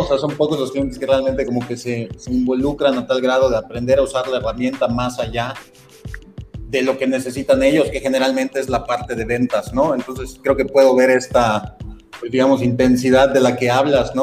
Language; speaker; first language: Spanish; native; Spanish